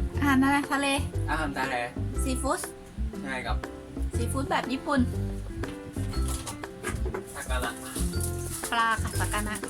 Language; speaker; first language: Thai; native; Thai